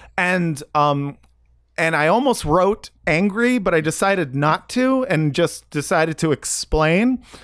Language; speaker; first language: English; native; English